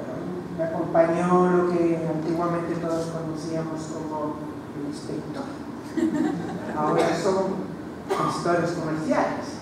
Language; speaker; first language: Spanish; native; Spanish